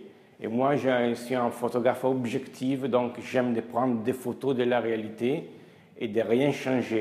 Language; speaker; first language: French; non-native, fluent; Italian